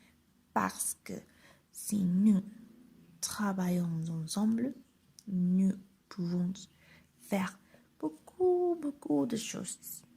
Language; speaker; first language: French; non-native, learner; Spanish